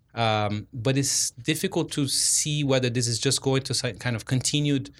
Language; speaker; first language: English; non-native, fluent; Portuguese